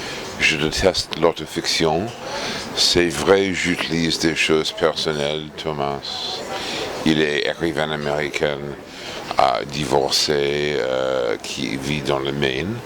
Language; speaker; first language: French; non-native, fluent; English